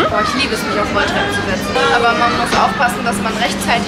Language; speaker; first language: German; native; German